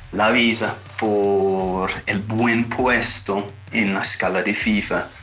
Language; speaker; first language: Spanish; non-native, fluent; English